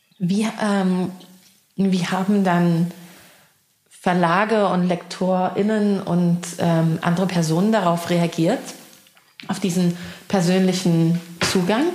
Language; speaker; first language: German; early bilingual, other home language; Persian